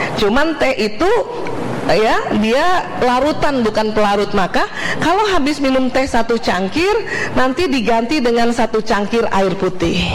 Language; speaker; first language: Indonesian; native; Indonesian